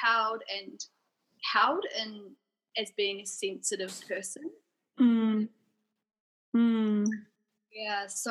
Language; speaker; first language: English; native; English